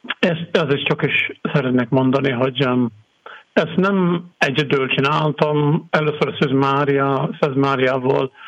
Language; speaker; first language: Hungarian; non-native, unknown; English